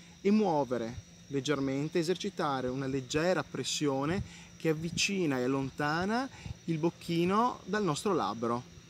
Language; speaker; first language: Italian; native; Italian